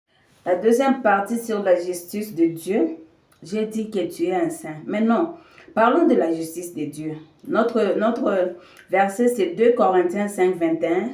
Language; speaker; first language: French; non-native, local second language; Swahili